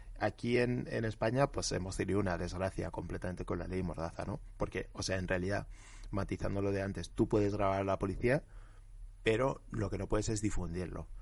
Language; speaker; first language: Spanish; early bilingual, other home language; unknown